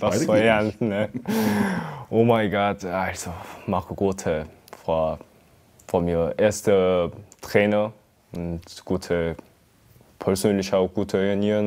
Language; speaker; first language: German; non-native, learner; Korean